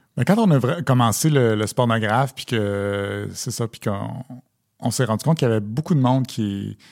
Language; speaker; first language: French; native; French